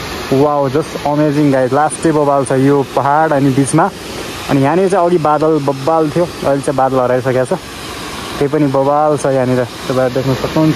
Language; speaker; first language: Nepali; native; Nepali